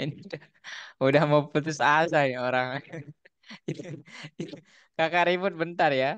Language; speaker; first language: Indonesian; native; Indonesian